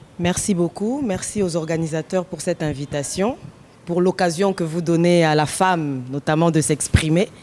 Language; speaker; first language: French; non-native, local second language; Lingala